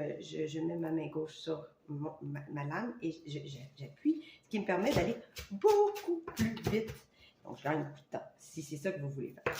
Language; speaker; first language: French; native; French